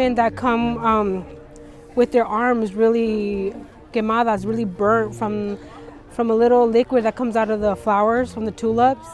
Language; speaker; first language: English; native; English